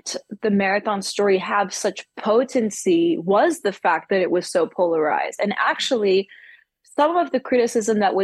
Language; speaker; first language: English; native; English